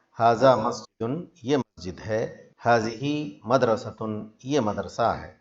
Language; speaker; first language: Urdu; native; Urdu